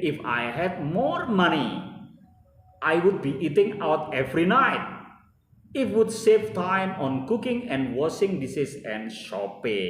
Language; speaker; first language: English; non-native, fluent; Indonesian